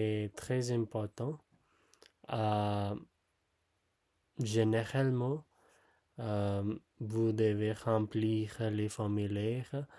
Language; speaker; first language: French; non-native, learner; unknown